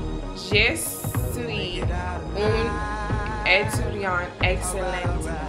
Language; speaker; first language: French; non-native, learner; English